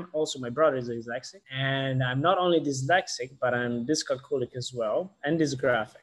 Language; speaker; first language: English; non-native, fluent; Italian